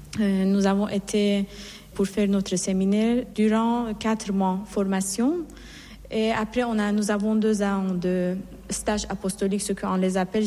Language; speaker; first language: French; non-native, fluent; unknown